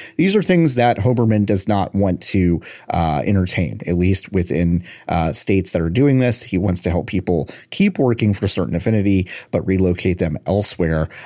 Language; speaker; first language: English; native; English